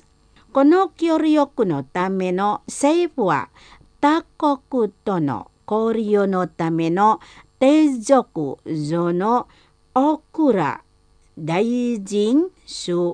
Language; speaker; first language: Japanese; non-native, fluent; Indonesian